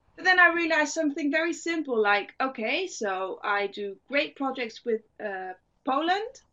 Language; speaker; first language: English; non-native, fluent; Dutch